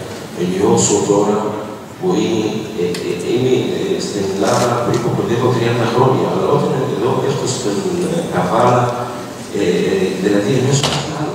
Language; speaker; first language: Greek; non-native, learner; Arabic